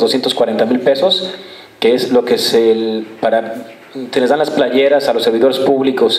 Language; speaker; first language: Spanish; native; Spanish